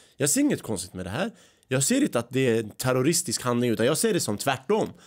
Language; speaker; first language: Swedish; early bilingual, other home language; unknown